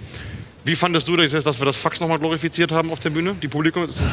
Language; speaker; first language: German; native; German